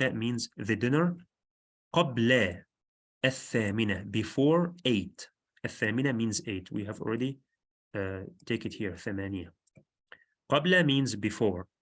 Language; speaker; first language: English; non-native, fluent; Arabic